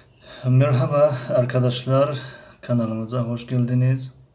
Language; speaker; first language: Turkish; non-native, fluent; Tajik